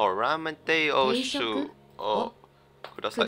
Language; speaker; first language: Japanese; non-native, learner; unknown